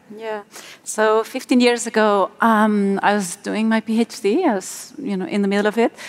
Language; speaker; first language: English; non-native, fluent; Spanish